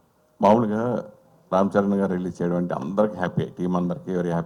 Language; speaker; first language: Telugu; native; Telugu